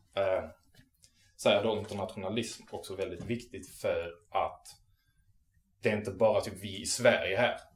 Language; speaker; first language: Swedish; native; Swedish